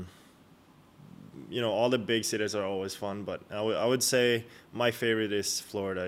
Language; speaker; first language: English; non-native, fluent; Swedish